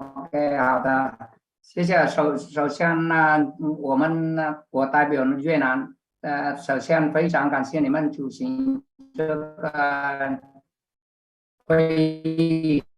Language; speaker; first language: Chinese; non-native, learner; Vietnamese